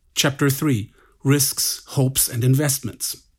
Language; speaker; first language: English; non-native, fluent; German